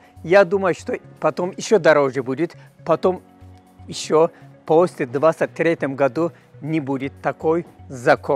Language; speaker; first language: Russian; non-native, fluent; Turkish